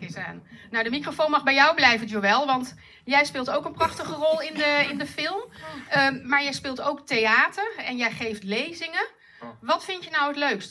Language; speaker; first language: Dutch; native; Dutch